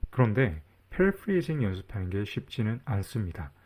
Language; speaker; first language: Korean; native; Korean